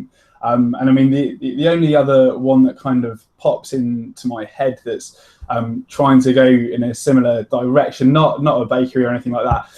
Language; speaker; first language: English; native; English